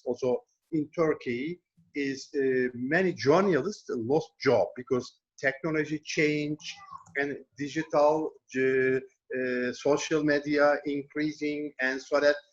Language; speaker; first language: English; non-native, learner; Turkish